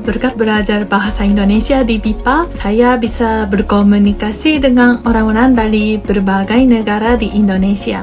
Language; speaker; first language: Indonesian; non-native, learner; Japanese